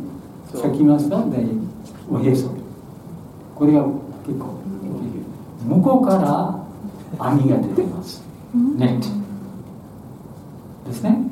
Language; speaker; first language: Japanese; non-native, learner; Bangla